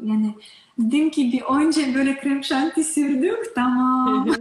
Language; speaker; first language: Turkish; non-native, learner; Russian